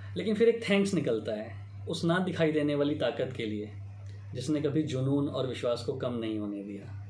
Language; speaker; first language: Hindi; native; Hindi